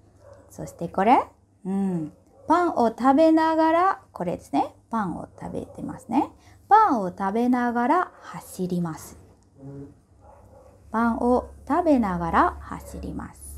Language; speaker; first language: Japanese; non-native, fluent; Indonesian